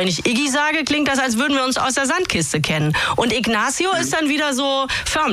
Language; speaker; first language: German; native; German